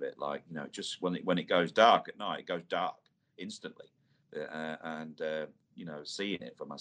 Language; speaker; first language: English; native; English